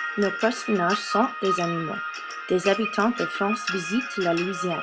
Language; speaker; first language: French; non-native, learner; English